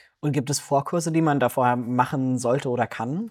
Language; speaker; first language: German; native; German